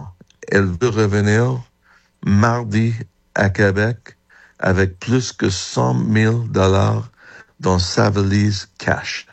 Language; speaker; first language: French; non-native, learner; English